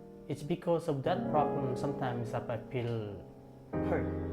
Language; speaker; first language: English; non-native, fluent; Korean